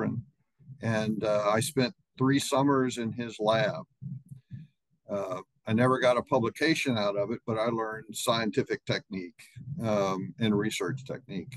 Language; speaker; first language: English; native; English